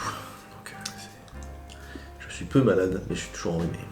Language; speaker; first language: French; native; French